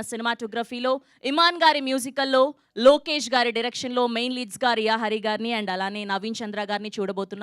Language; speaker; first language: Telugu; native; Telugu